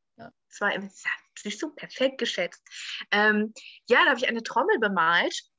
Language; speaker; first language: German; native; German